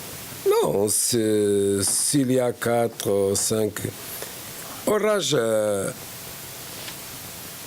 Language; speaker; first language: French; non-native, fluent; Portuguese